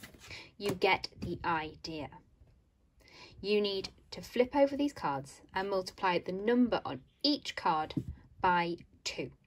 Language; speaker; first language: English; native; English